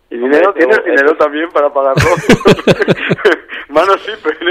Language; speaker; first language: Spanish; native; Spanish